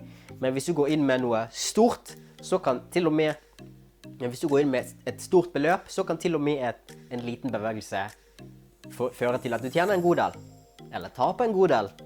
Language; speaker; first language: Norwegian; native; Norwegian